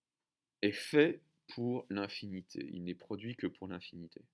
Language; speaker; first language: French; native; French